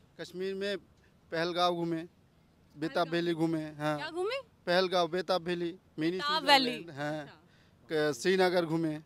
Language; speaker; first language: Hindi; non-native, learner; Bangla